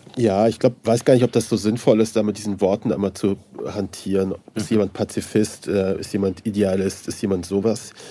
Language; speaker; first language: German; early bilingual, other home language; Persian